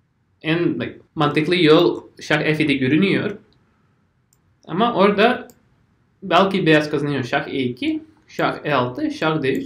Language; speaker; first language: Turkish; non-native, fluent; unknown